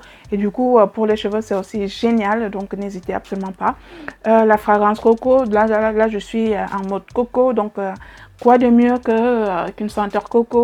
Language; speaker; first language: French; native; French